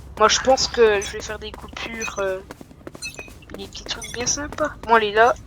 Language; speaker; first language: French; native; French